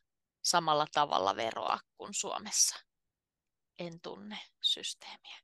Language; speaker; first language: Finnish; native; Finnish